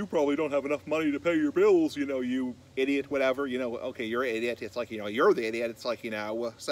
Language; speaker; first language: English; native; English